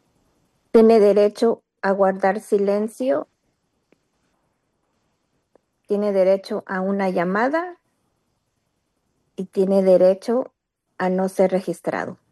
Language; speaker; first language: Spanish; native; Spanish